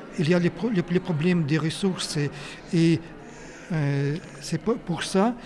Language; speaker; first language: French; non-native, fluent; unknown